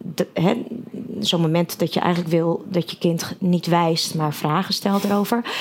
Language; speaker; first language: Dutch; early bilingual, other home language; Russian